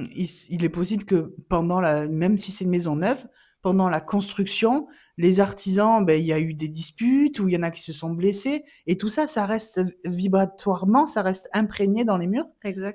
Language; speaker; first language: French; native; French